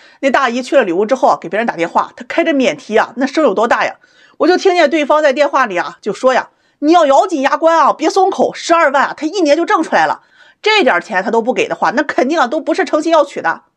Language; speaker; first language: Chinese; native; Chinese